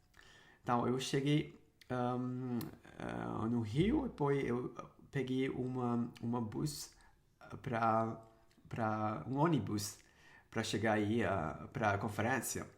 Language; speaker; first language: Portuguese; non-native, fluent; Sinhala